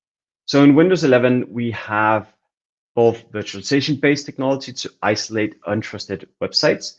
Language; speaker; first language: English; non-native, fluent; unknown